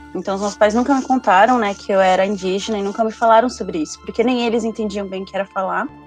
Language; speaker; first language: Portuguese; early bilingual, other home language; Spanish